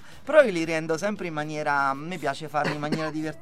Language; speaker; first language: Italian; native; Italian